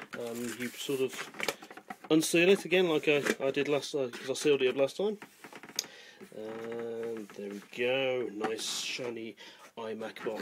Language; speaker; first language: English; native; English